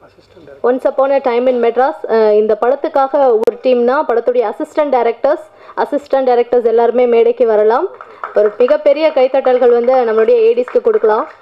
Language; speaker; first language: Tamil; native; Tamil